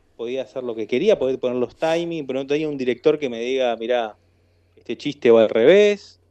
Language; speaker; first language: Spanish; native; Spanish